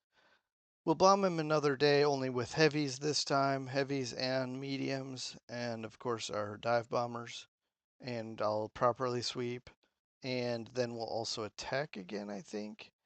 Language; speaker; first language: English; native; English